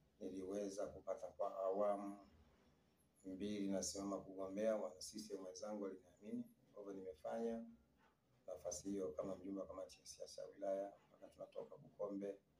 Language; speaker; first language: Swahili; non-native, local second language; Sukuma